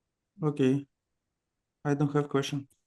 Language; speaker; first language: English; non-native, learner; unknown